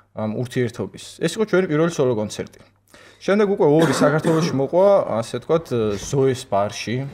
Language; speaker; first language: Georgian; native; Georgian